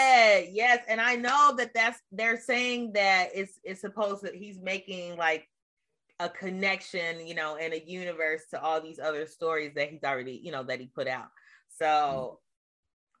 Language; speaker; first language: English; native; English